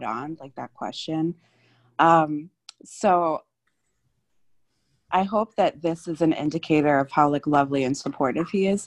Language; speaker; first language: English; native; English